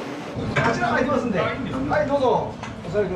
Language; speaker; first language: Japanese; native; Japanese